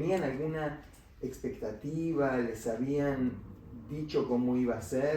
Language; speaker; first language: Spanish; native; Spanish